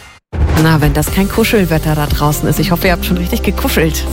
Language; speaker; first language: German; native; German